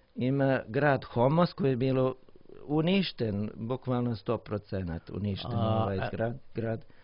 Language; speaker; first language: Croatian; non-native, learner; English